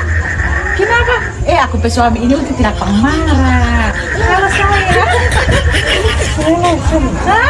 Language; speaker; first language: Indonesian; non-native, local second language; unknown